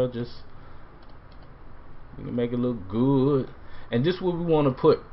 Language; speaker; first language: English; native; English